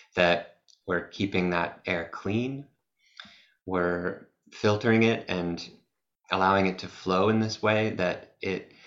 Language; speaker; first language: English; native; English